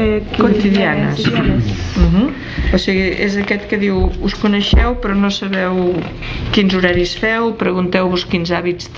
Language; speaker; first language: Catalan; native; Catalan